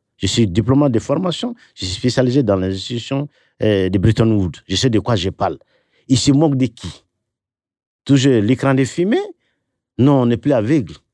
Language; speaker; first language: French; non-native, local second language; Bambara